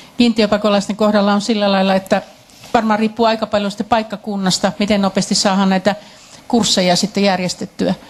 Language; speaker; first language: Finnish; native; Finnish